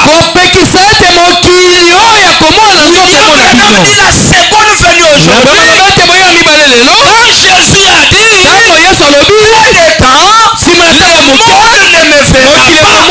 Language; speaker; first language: French; non-native, local second language; Lingala